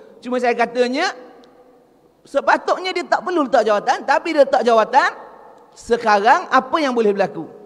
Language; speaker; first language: Malay; native; Malay